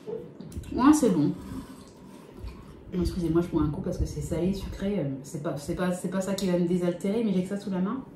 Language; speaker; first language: French; native; French